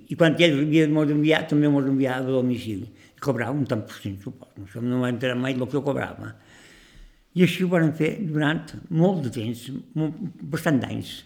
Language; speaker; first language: Catalan; native; Catalan